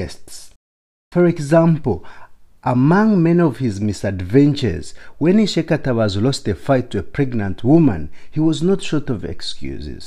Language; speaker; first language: English; non-native, local second language; Nyankole